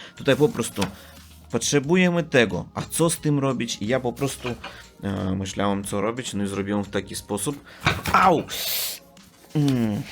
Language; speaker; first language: Polish; non-native, learner; Russian